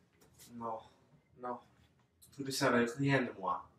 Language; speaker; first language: French; non-native, learner; English